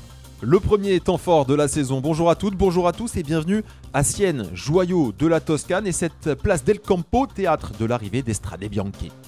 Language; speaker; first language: French; native; French